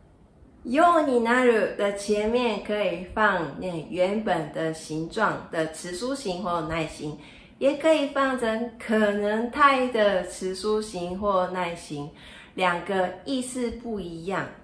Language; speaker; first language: Chinese; non-native, fluent; Japanese